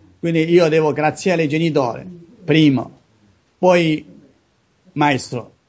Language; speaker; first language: Italian; non-native, learner; Chinese